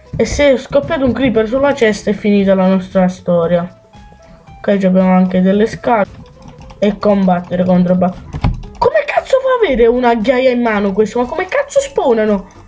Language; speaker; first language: Italian; native; Italian